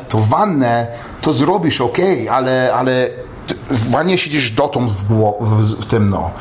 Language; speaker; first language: Polish; early bilingual, heritage; Polish